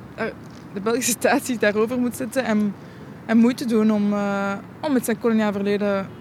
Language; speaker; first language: Dutch; non-native, local second language; French